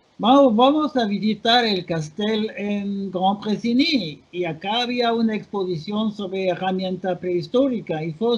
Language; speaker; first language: Spanish; non-native, fluent; French